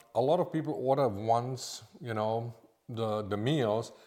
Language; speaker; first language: English; non-native, fluent; German